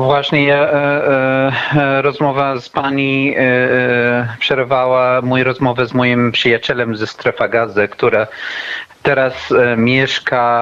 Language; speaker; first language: Polish; non-native, fluent; Arabic